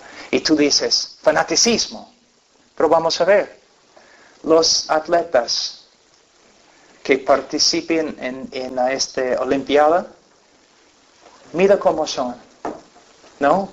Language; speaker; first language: Spanish; non-native, fluent; English